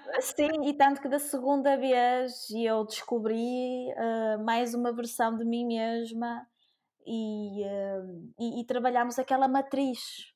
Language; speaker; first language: Portuguese; early bilingual, other home language; Spanish